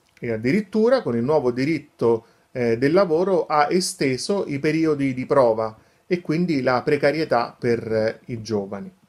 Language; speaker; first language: Italian; native; Italian